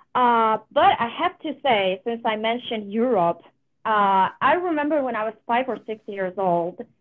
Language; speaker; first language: English; non-native, fluent; Polish